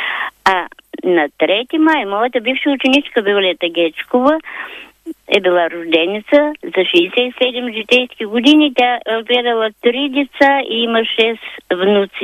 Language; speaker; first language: Bulgarian; native; Bulgarian